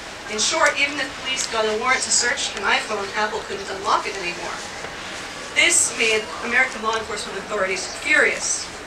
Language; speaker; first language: English; native; English